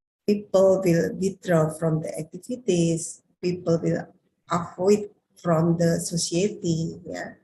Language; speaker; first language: English; non-native, learner; Indonesian